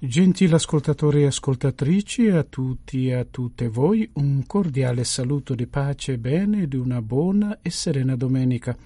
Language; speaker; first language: Italian; non-native, fluent; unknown